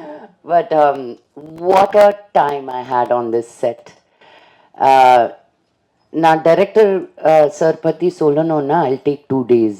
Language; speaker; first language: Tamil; non-native, local second language; Telugu